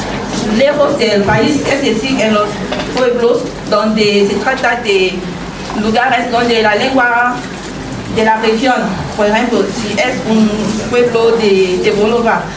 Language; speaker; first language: Spanish; non-native, fluent; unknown